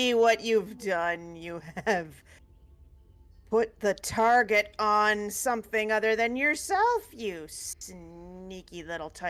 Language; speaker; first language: English; native; English